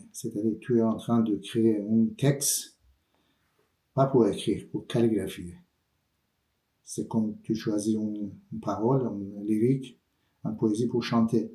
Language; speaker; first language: French; non-native, fluent; Persian